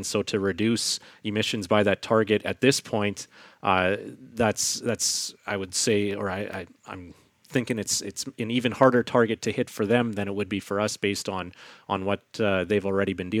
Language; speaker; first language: English; native; English